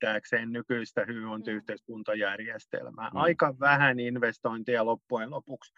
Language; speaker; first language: Finnish; non-native, local second language; Swedish